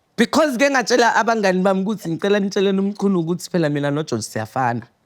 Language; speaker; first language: Zulu; native; Zulu